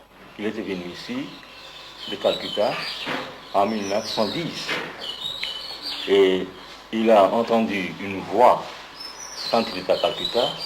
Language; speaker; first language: French; non-native, fluent; Bangla